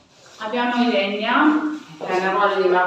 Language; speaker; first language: Italian; native; Italian